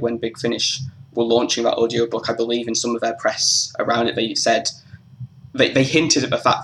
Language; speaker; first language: English; native; English